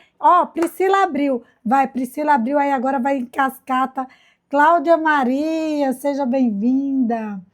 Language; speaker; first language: Portuguese; native; Portuguese